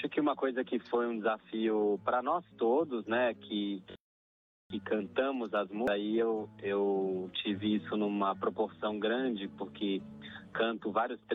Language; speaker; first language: Portuguese; native; Portuguese